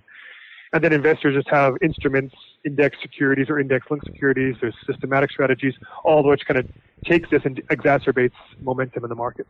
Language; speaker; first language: English; native; English